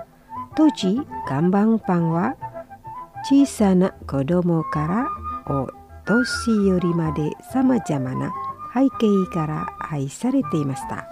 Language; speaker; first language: Japanese; non-native, fluent; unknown